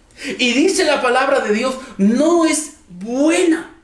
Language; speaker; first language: Spanish; native; Spanish